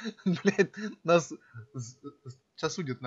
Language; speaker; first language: Russian; native; Russian